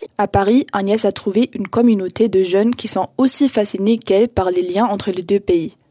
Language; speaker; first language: French; native; French